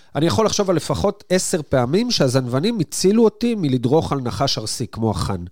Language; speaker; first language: Hebrew; native; Hebrew